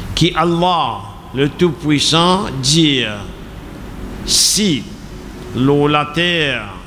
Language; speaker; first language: French; non-native, local second language; Morisyen